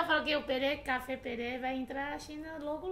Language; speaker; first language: Portuguese; non-native, fluent; Chinese